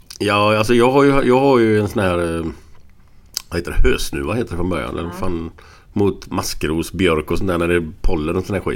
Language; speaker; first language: Swedish; native; Swedish